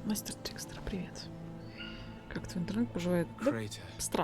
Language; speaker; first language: Russian; native; Russian